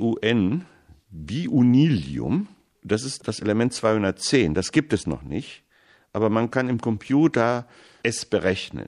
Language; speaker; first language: German; early bilingual, heritage; German